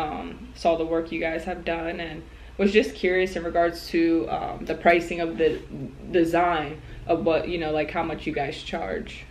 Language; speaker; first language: English; native; English